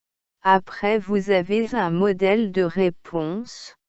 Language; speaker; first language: French; non-native, local second language; Arabic